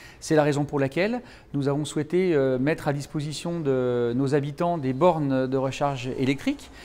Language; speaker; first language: French; native; French